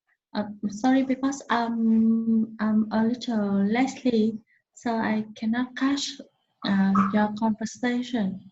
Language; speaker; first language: English; non-native, learner; Vietnamese